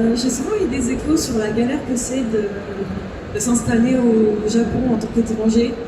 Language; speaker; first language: French; native; French